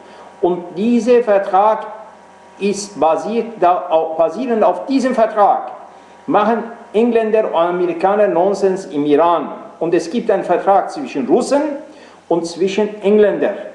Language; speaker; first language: German; non-native, fluent; Persian